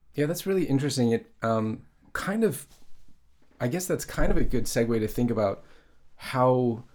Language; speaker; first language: English; native; English